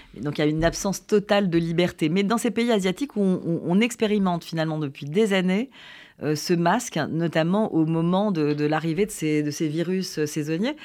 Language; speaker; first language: French; native; French